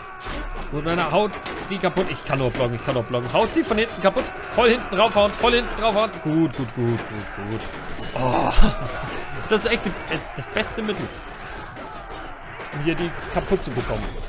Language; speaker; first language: German; native; German